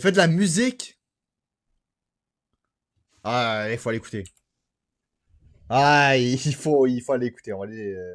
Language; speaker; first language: French; native; French